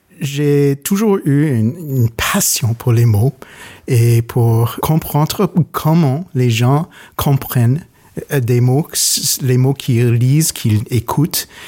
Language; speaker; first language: French; non-native, learner; English